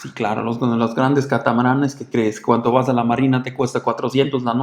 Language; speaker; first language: Spanish; non-native, fluent; German